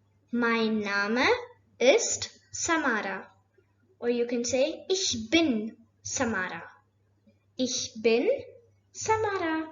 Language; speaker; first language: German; non-native, fluent; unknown